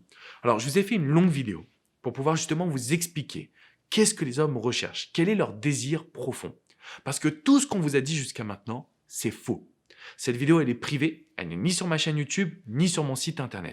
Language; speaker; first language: French; native; French